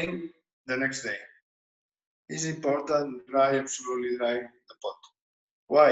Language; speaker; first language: English; non-native, learner; Spanish